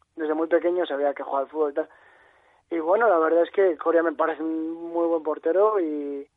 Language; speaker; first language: Spanish; native; Spanish